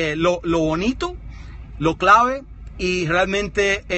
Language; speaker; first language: Spanish; early bilingual, heritage; Spanish